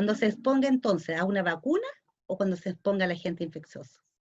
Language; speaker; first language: Spanish; native; Spanish